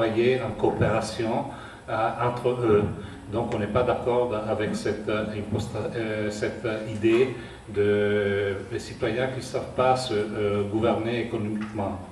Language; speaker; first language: French; non-native, fluent; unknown